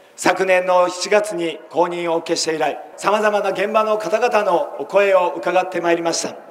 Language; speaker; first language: Japanese; native; Japanese